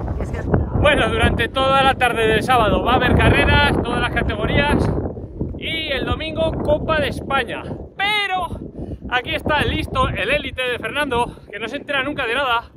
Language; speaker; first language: Spanish; native; Spanish